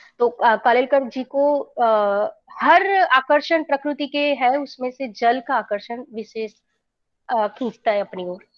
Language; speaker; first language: Hindi; non-native, local second language; Gujarati